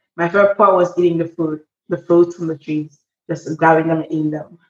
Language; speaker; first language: English; early bilingual, other home language; Haitian Creole